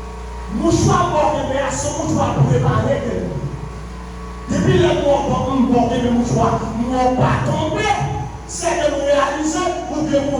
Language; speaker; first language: French; non-native, local second language; Haitian Creole